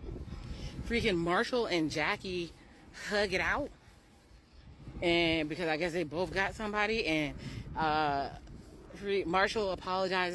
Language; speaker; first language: English; native; English